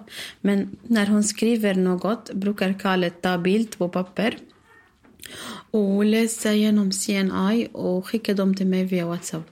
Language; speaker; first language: Swedish; non-native, learner; Arabic